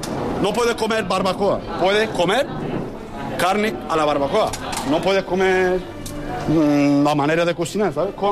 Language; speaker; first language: Spanish; non-native, learner; Turkish